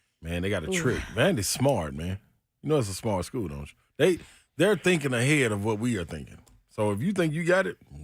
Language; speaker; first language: English; native; English